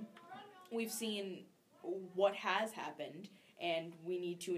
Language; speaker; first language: English; native; English